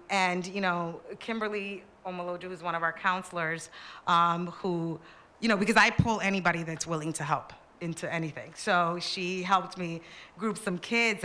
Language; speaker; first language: English; early bilingual, other home language; Spanish